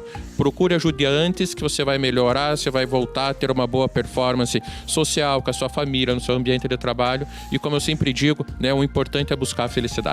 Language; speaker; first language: Portuguese; native; Portuguese